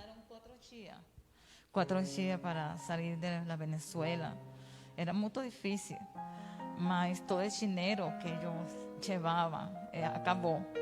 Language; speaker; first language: Portuguese; non-native, learner; Spanish